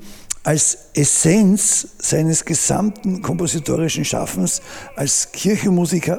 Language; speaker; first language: German; native; German